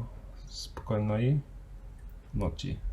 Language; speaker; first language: Russian; non-native, learner; English